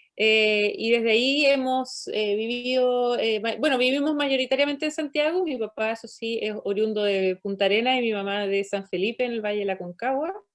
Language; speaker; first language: Spanish; native; Spanish